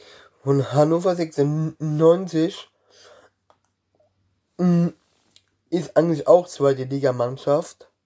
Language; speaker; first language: German; non-native, learner; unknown